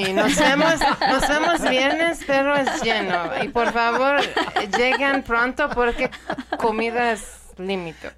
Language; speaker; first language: Spanish; non-native, learner; Persian